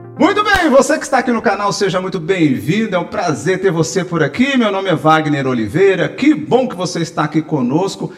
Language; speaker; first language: Portuguese; native; Portuguese